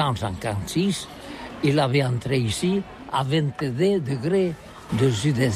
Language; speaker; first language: French; non-native, learner; Catalan